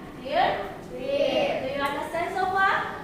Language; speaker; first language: English; non-native, learner; Indonesian